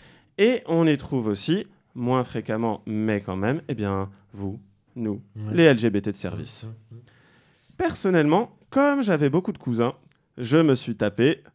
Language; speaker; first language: French; native; French